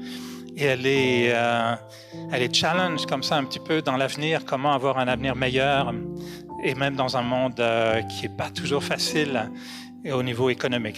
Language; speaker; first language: French; native; French